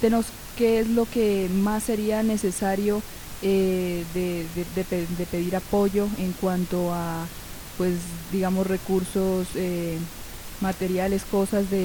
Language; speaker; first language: Spanish; native; Spanish